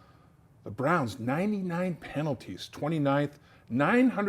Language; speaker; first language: English; native; English